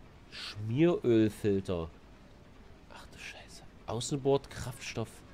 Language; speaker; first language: German; native; German